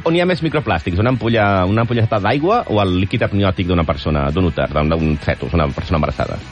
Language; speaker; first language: Catalan; native; Catalan